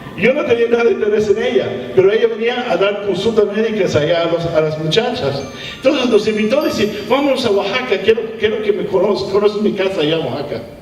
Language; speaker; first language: Spanish; early bilingual, heritage; English